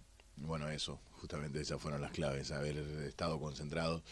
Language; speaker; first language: Spanish; native; Spanish